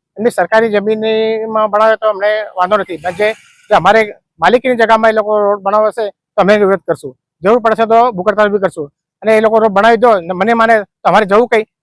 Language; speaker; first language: Gujarati; native; Gujarati